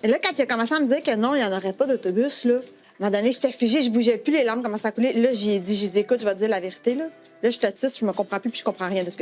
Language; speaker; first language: French; native; French